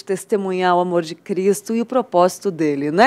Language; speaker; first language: Portuguese; native; Portuguese